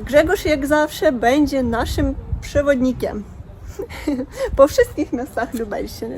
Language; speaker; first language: Polish; non-native, learner; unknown